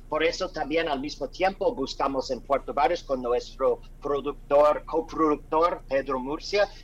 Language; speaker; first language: Spanish; non-native, learner; English